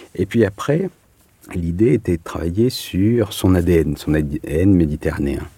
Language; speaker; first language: French; native; French